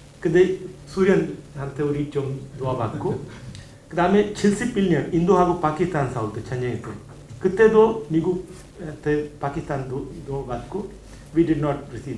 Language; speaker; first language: Korean; non-native, learner; Hindi